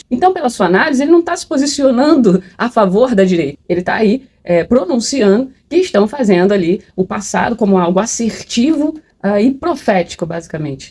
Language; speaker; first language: Portuguese; native; Portuguese